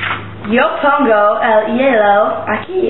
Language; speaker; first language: Spanish; non-native, learner; English